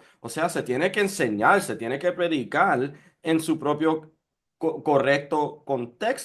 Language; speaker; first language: Spanish; early bilingual, heritage; Spanish